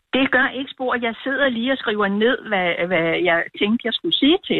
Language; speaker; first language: Danish; native; Danish